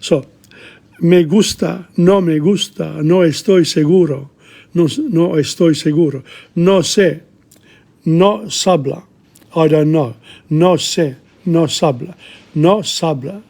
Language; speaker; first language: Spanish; non-native, learner; English